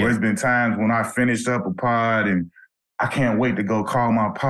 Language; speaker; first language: English; native; English